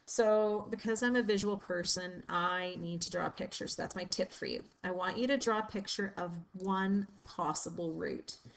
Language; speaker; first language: English; native; English